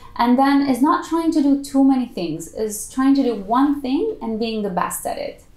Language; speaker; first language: English; non-native, fluent; Italian